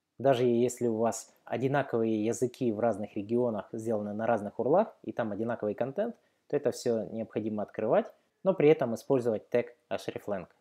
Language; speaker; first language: Russian; native; Russian